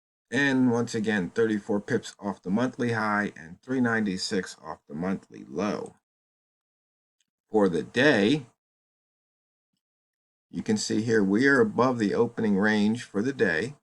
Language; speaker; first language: English; native; English